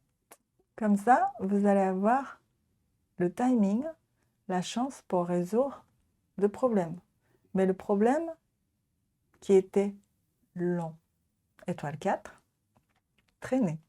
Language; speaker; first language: French; non-native, learner; Japanese